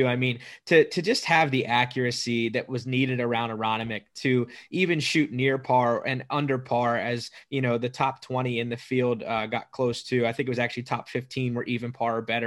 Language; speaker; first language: English; native; English